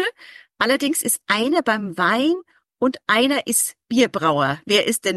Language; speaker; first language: German; native; German